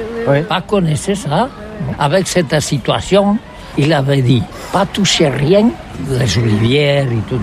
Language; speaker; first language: French; non-native, learner; Catalan